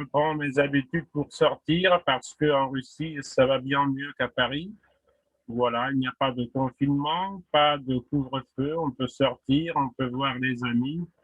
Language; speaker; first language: French; non-native, fluent; Russian